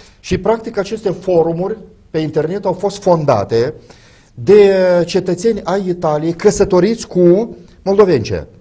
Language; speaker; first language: Romanian; native; Romanian